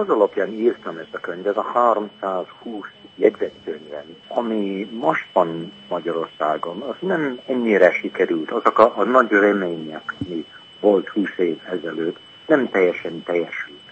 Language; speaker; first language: Hungarian; non-native, fluent; English